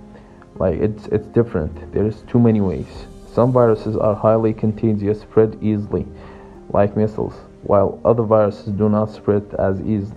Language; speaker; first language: English; non-native, fluent; Arabic